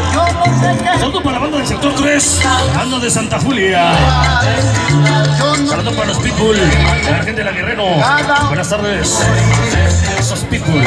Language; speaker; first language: Spanish; native; Spanish